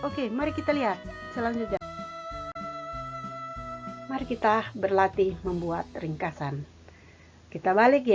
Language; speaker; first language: Indonesian; native; Indonesian